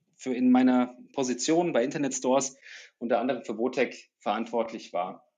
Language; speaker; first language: German; native; German